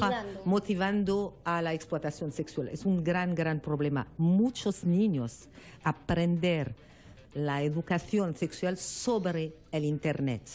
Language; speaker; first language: Spanish; non-native, learner; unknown